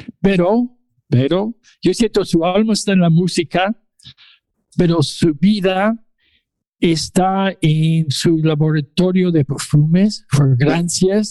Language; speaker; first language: Spanish; non-native, fluent; English